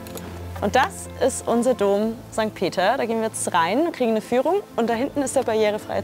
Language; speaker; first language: German; native; German